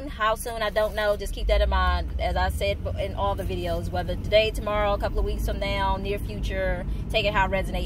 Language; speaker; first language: English; native; English